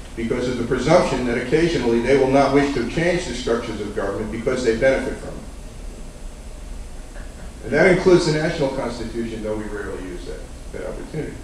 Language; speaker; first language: English; native; English